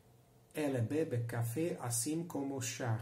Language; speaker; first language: Spanish; non-native, learner; Hungarian